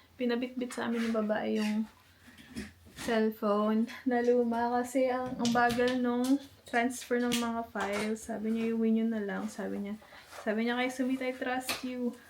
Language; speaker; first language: Filipino; native; Filipino